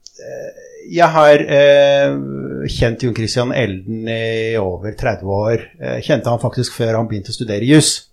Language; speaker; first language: Norwegian; early bilingual, other home language; Arabic